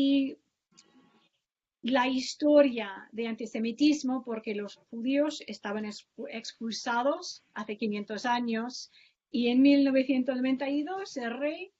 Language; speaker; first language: Spanish; non-native, fluent; English